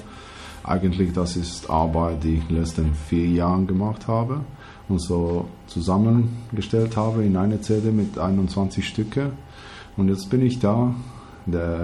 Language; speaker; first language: German; non-native, learner; Albanian